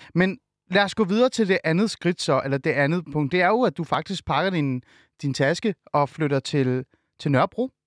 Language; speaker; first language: Danish; early bilingual, other home language; Persian